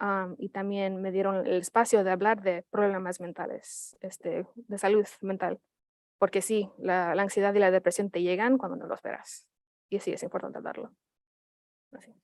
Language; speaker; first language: Spanish; early bilingual, heritage; Spanish